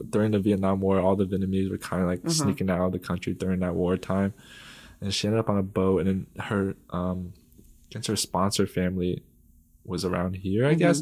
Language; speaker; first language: English; early bilingual, other home language; Vietnamese